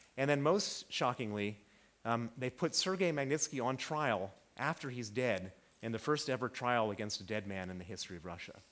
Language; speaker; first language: English; native; English